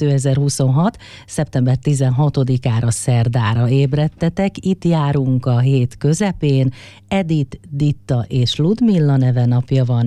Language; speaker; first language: Hungarian; native; Hungarian